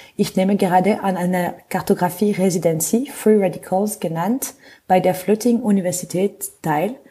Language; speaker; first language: German; non-native, fluent; French